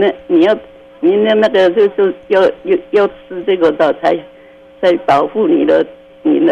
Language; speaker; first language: Chinese; non-native, local second language; Min Nan Chinese